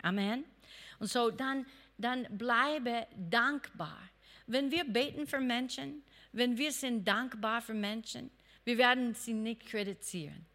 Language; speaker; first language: German; non-native, fluent; English